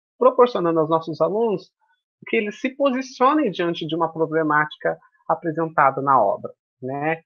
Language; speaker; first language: Portuguese; native; Portuguese